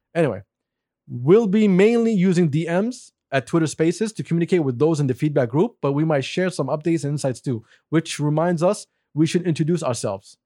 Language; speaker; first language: English; non-native, fluent; Arabic